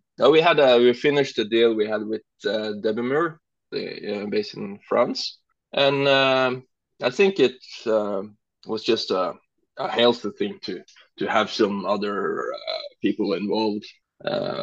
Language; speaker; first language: English; non-native, fluent; Norwegian